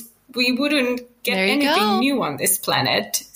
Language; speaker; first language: English; non-native, fluent; Finnish